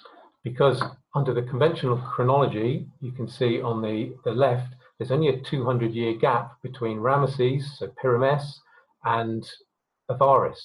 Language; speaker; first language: English; native; English